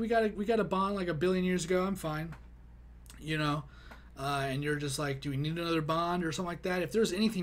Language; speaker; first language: English; native; English